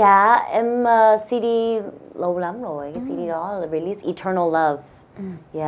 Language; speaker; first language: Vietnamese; early bilingual, heritage; Vietnamese